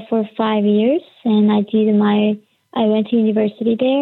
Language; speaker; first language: English; early bilingual, other home language; Korean